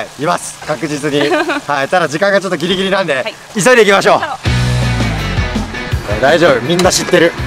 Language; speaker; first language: Japanese; native; Japanese